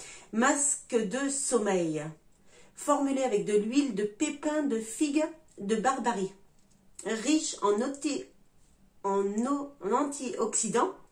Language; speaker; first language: French; native; French